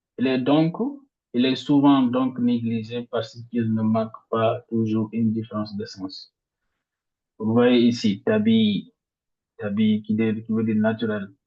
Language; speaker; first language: French; non-native, local second language; Arabic